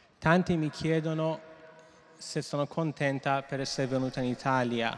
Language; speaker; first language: Italian; non-native, learner; Persian